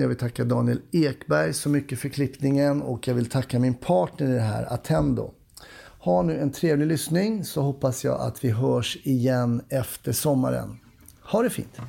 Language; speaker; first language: Swedish; native; Swedish